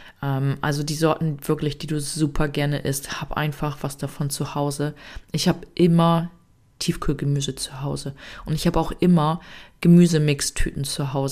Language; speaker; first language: German; native; German